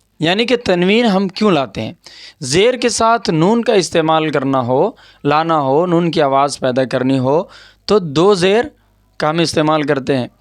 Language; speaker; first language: Urdu; native; Urdu